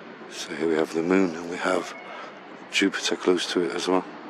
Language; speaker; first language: English; early bilingual, other home language; Spanish